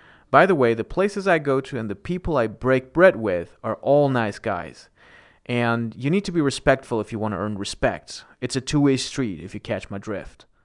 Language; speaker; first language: English; non-native, fluent; Persian